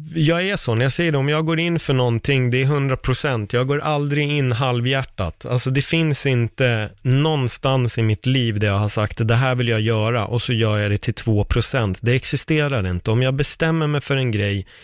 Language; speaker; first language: Swedish; native; Swedish